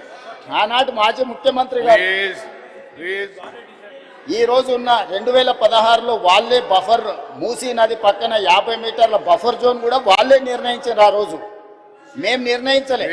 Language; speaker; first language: Telugu; native; Telugu